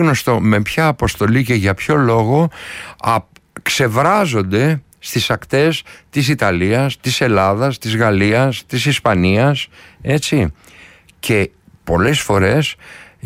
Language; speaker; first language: Greek; native; Greek